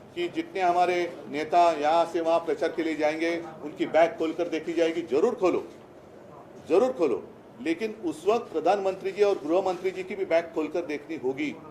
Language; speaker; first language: Hindi; non-native, local second language; Marathi